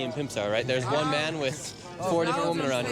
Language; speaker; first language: English; native; English